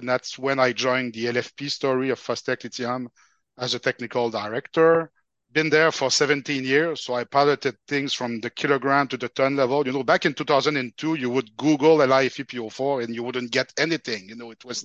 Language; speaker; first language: English; non-native, fluent; French